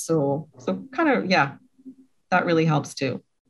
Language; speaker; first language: English; non-native, fluent; French